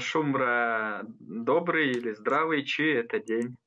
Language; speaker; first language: Russian; non-native, local second language; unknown